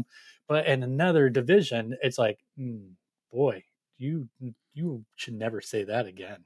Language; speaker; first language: English; native; English